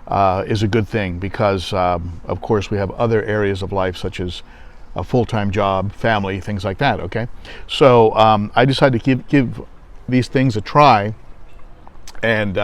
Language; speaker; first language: English; native; English